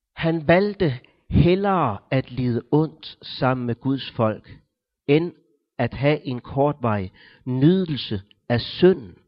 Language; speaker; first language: Danish; native; Danish